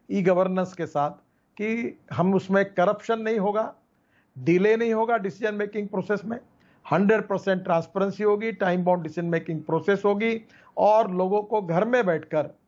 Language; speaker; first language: Hindi; non-native, local second language; Marathi